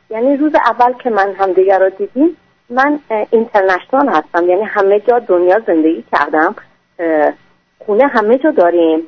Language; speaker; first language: Persian; non-native, fluent; French